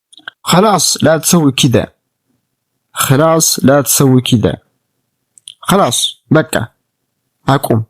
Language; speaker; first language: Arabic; non-native, fluent; Amharic